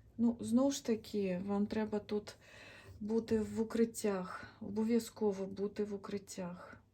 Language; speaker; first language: Ukrainian; non-native, local second language; Russian